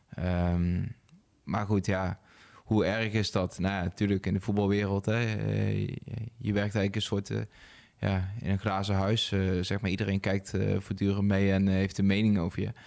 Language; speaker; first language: Dutch; native; Dutch